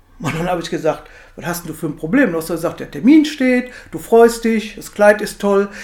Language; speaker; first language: German; native; German